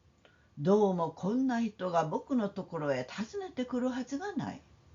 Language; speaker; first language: Japanese; non-native, fluent; Korean